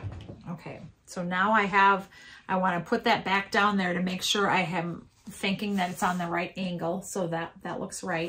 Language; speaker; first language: English; native; English